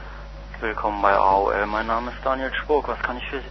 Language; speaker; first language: German; native; German